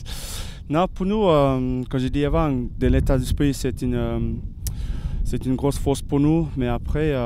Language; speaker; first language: French; non-native, learner; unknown